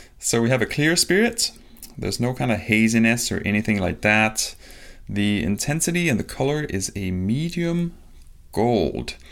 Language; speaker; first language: English; non-native, fluent; Danish